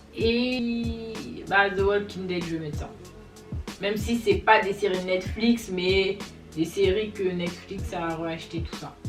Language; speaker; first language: French; native; French